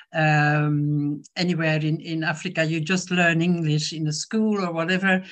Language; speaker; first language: English; non-native, fluent; French